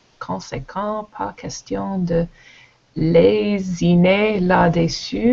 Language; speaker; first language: French; non-native, learner; English